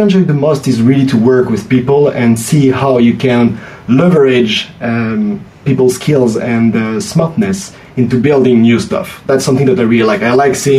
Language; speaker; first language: English; non-native, fluent; French